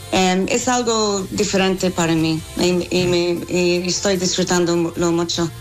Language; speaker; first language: Spanish; non-native, fluent; English